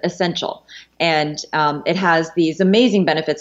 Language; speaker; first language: English; native; English